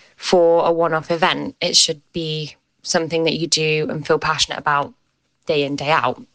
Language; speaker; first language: English; native; English